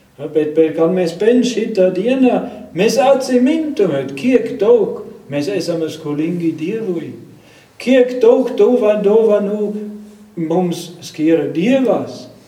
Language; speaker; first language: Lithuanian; non-native, fluent; German